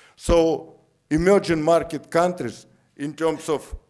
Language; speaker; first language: English; non-native, fluent; Russian